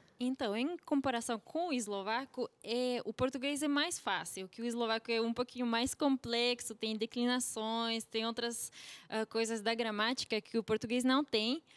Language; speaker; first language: Portuguese; non-native, fluent; Slovak